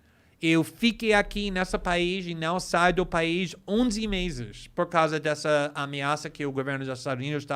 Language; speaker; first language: Portuguese; non-native, fluent; English